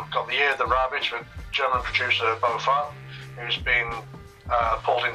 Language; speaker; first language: English; native; English